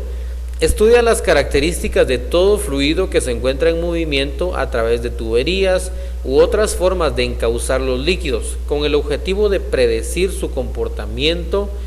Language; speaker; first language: Spanish; native; Spanish